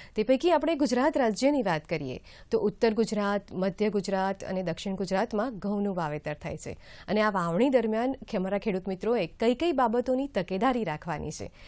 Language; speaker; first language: Gujarati; native; Gujarati